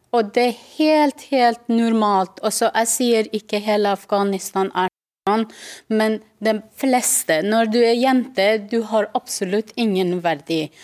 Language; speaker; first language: Norwegian; non-native, fluent; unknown